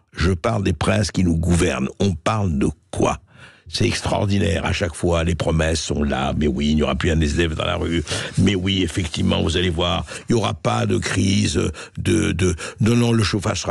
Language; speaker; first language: French; native; French